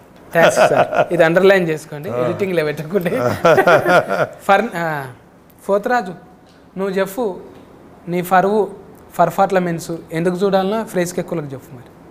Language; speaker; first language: Telugu; native; Telugu